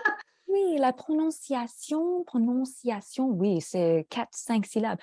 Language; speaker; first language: French; non-native, fluent; English